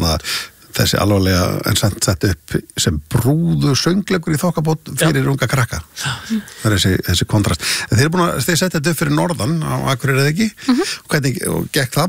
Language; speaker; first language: Icelandic; native; Icelandic